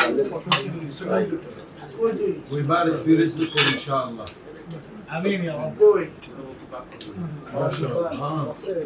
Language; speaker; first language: Arabic; non-native, learner; Bangla